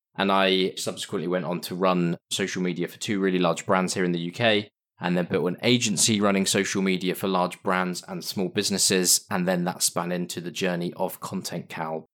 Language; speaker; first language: English; native; English